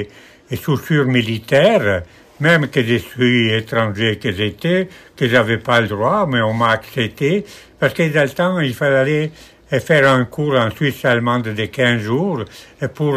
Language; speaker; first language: French; non-native, fluent; Italian